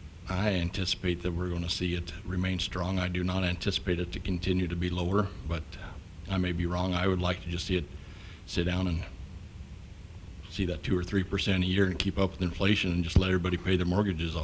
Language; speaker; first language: English; native; English